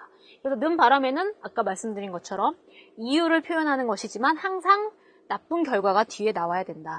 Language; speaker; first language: Korean; native; Korean